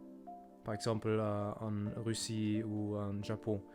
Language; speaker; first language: French; non-native, learner; German